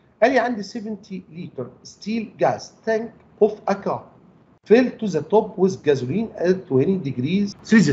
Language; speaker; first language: Arabic; native; Arabic